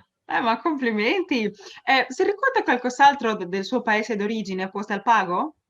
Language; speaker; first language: Italian; early bilingual, heritage; Spanish